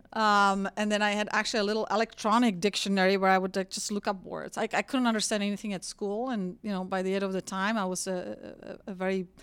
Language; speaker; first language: English; non-native, fluent; Czech